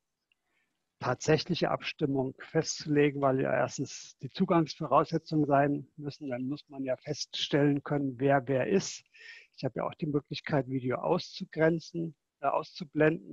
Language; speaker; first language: German; native; German